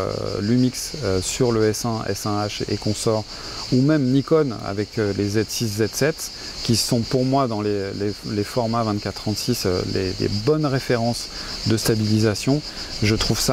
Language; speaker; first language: French; native; French